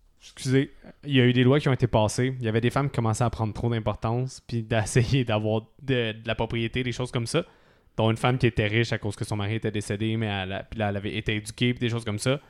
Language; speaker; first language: French; native; French